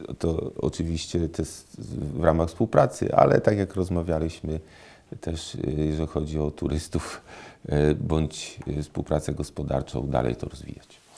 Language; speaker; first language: Polish; native; Polish